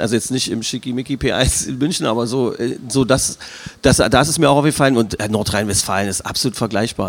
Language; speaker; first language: German; native; German